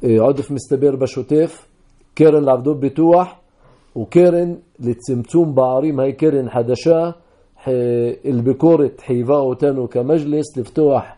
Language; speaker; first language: Hebrew; non-native, local second language; Arabic